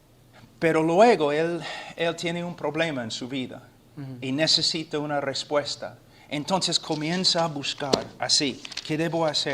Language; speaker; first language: Spanish; non-native, fluent; English